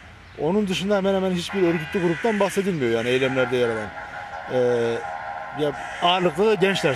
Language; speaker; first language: Turkish; native; Turkish